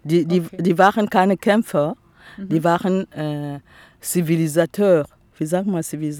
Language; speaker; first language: German; non-native, fluent; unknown